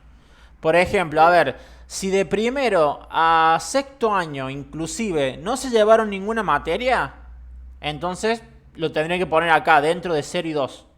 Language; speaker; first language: Spanish; native; Spanish